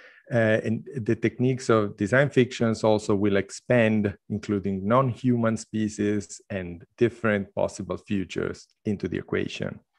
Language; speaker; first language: English; non-native, fluent; Italian